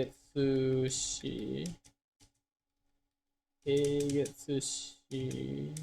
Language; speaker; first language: Japanese; non-native, learner; English